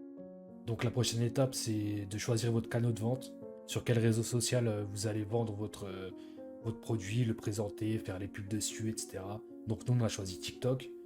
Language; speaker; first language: French; native; French